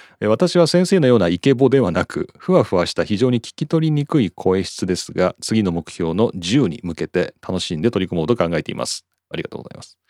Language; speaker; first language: Japanese; native; Japanese